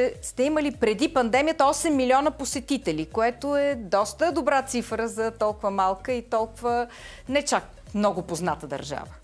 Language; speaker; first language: Bulgarian; native; Bulgarian